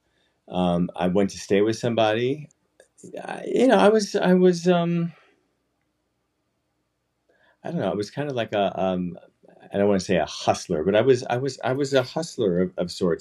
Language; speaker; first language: English; native; English